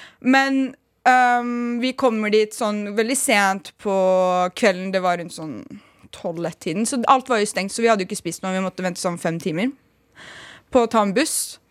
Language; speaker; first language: Norwegian; early bilingual, other home language; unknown